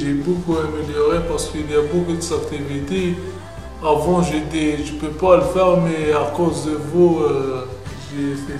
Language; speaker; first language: French; non-native, learner; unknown